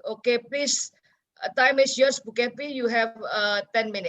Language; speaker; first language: English; non-native, fluent; Indonesian